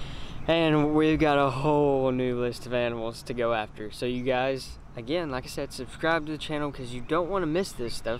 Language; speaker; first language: English; native; English